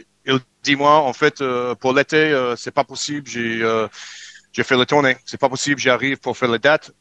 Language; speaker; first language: French; non-native, learner; English